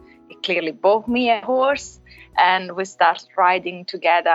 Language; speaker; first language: English; non-native, fluent; Italian